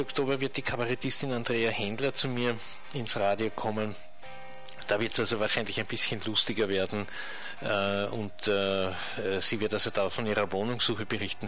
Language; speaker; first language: German; native; German